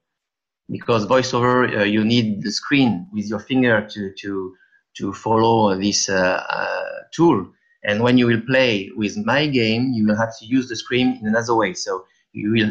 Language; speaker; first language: English; non-native, fluent; French